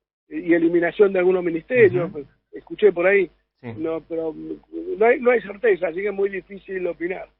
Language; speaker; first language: Spanish; native; Spanish